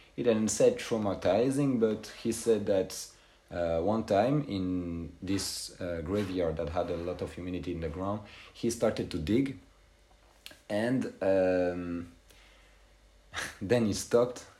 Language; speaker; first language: English; non-native, fluent; French